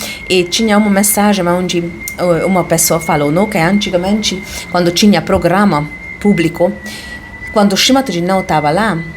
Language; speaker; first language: Portuguese; non-native, fluent; Hungarian